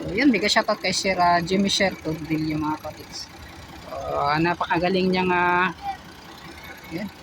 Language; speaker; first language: Filipino; non-native, local second language; Cebuano